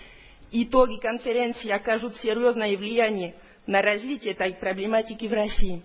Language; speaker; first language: Russian; non-native, fluent; French